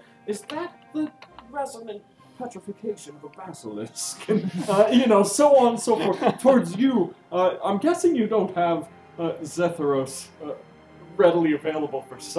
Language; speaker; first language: English; native; English